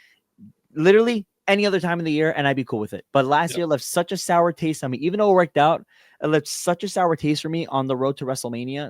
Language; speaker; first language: English; native; English